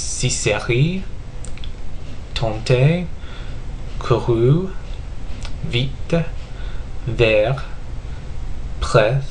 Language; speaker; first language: French; non-native, learner; English